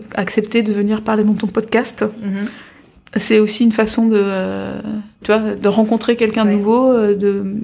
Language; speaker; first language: French; native; French